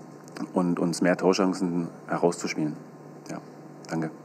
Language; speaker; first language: German; native; German